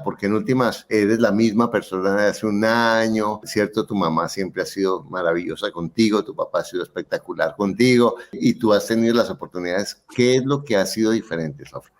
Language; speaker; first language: Spanish; native; Spanish